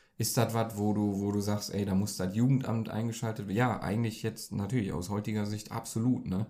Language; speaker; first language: German; native; German